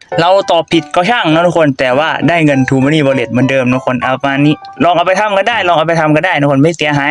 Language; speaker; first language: Thai; non-native, local second language; Northeastern Thai